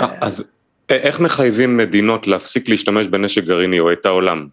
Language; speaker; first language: Hebrew; native; Hebrew